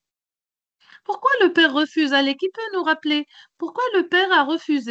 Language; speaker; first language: French; non-native, local second language; Arabic